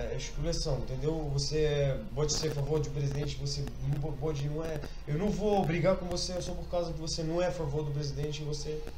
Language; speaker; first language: Portuguese; non-native, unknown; Arabic